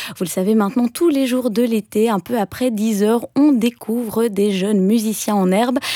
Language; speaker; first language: French; native; French